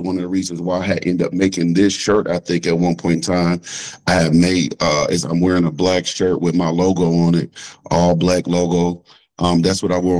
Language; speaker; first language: English; native; English